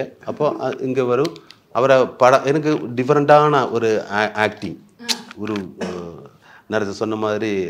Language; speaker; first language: Tamil; non-native, learner; Malayalam